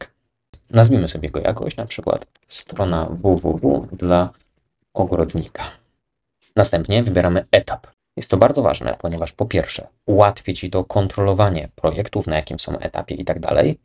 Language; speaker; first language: Polish; native; Polish